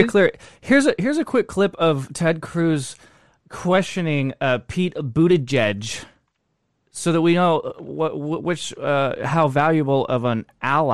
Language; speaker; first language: English; native; English